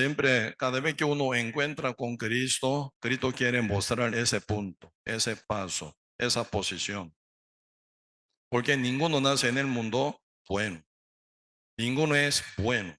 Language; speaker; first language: Spanish; non-native, learner; Korean